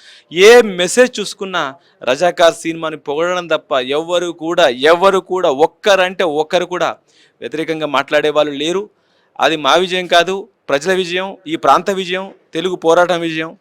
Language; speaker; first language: Telugu; native; Telugu